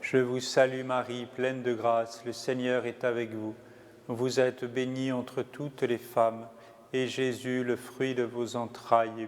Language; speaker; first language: French; native; French